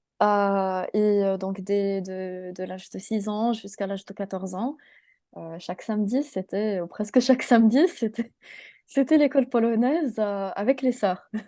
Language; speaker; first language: French; non-native, local second language; English